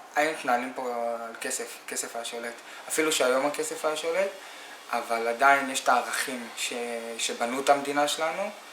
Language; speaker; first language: Hebrew; native; Hebrew